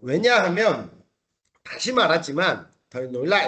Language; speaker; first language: Korean; native; Korean